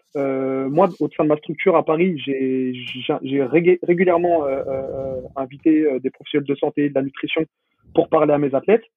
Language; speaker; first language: French; native; French